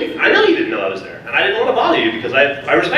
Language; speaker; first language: English; native; English